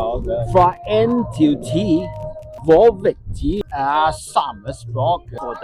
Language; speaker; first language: Norwegian; non-native, learner; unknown